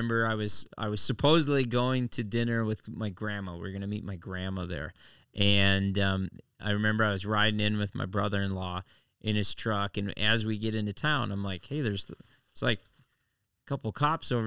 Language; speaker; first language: English; native; English